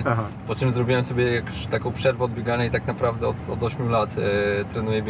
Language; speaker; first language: Polish; native; Polish